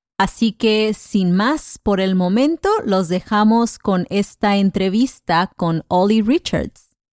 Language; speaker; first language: Spanish; native; Spanish